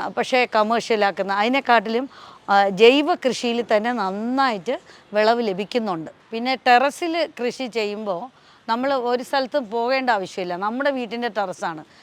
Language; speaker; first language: Malayalam; non-native, local second language; Tamil